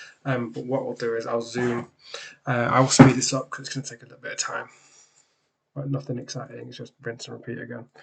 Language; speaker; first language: English; native; English